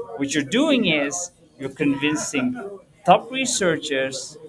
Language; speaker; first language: English; early bilingual, heritage; Dutch